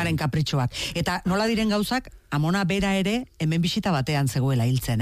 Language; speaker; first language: Basque; native; Basque